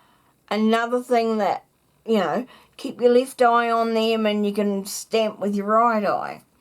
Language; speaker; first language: English; native; English